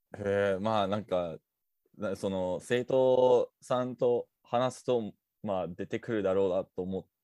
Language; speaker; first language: Japanese; non-native, fluent; English